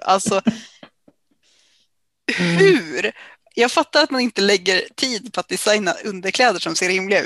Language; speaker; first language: Swedish; native; Swedish